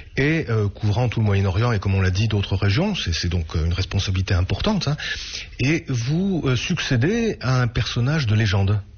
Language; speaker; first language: French; native; French